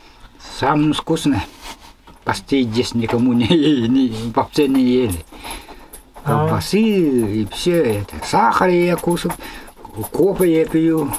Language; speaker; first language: Russian; non-native, local second language; Yakut